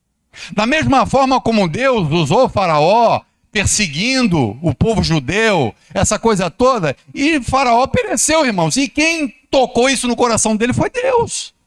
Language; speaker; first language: Portuguese; native; Portuguese